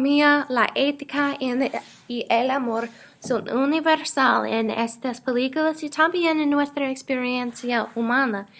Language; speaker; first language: Spanish; non-native, learner; English